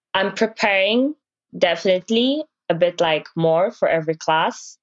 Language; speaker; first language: English; non-native, fluent; Polish